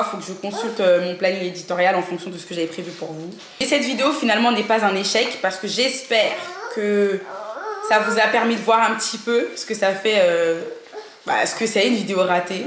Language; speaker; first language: French; native; French